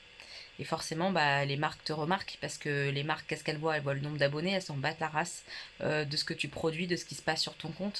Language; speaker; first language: French; native; French